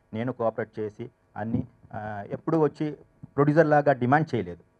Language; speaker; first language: Telugu; non-native, learner; Tamil